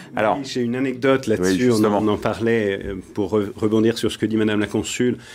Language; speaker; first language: French; native; French